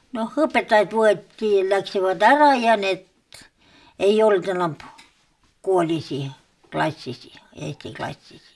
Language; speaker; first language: Estonian; early bilingual, heritage; Estonian